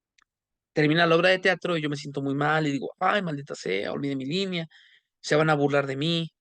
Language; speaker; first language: Spanish; native; Spanish